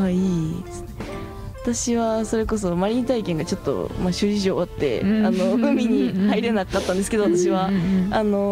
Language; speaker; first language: Japanese; native; Japanese